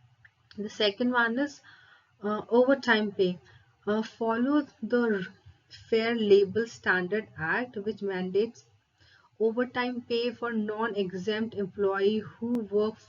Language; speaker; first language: English; non-native, local second language; Hindi